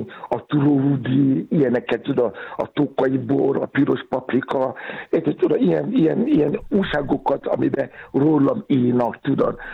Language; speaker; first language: Hungarian; non-native, learner; Yoruba